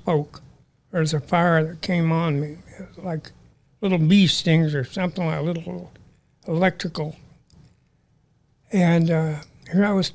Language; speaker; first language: English; native; English